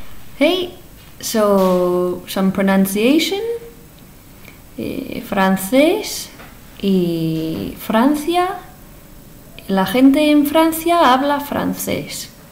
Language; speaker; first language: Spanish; non-native, fluent; English